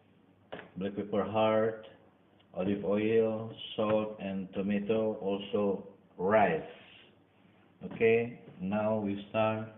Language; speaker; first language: English; non-native, learner; Indonesian